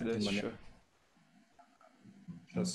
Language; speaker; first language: Russian; native; Russian